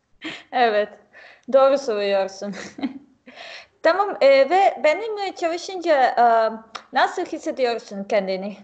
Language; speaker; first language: Turkish; non-native, fluent; Serbian